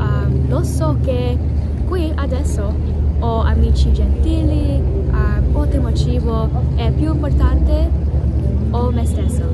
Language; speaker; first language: Italian; non-native, learner; English